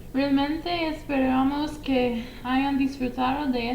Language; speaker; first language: Spanish; non-native, learner; English